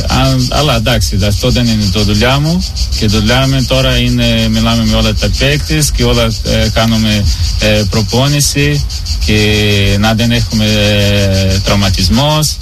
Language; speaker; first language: Greek; non-native, learner; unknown